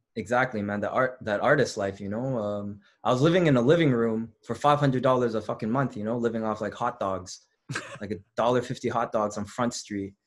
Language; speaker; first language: English; native; English